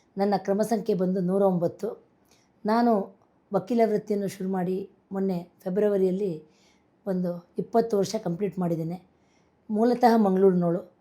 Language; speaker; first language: Kannada; non-native, local second language; Konkani